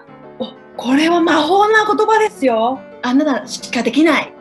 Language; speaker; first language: Japanese; non-native, fluent; Cantonese